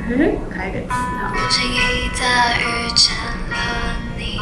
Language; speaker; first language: Chinese; native; Chinese